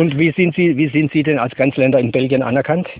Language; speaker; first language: German; native; German